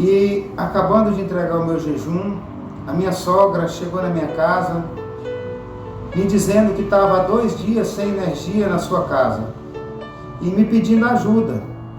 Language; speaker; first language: Portuguese; native; Portuguese